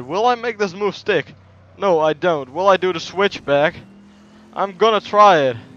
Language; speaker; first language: English; non-native, fluent; Dutch